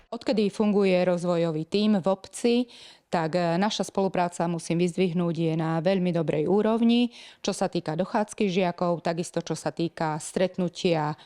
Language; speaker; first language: Slovak; native; Slovak